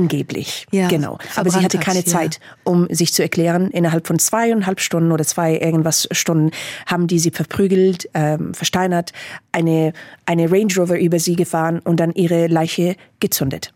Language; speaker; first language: German; non-native, fluent; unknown